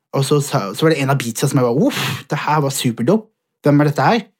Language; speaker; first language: Norwegian; early bilingual, other home language; Somali